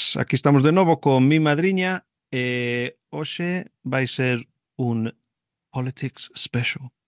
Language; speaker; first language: Galician; early bilingual, heritage; Galician